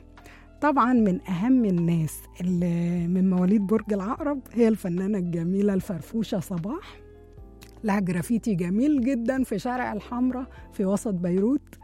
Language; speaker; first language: Arabic; native; Arabic